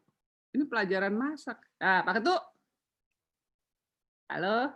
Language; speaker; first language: Indonesian; native; Indonesian